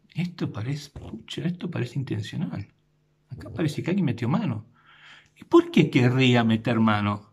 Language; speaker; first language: Spanish; native; Spanish